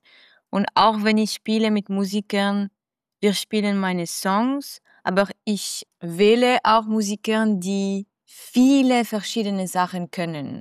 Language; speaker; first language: German; non-native, local second language; French